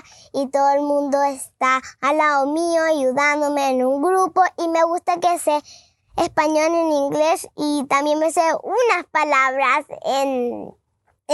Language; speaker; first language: Spanish; early bilingual, heritage; Spanish